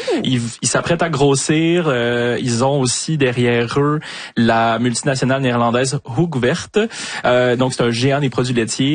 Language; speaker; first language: French; native; French